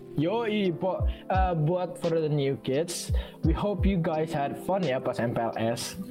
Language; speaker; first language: English; non-native, fluent; Indonesian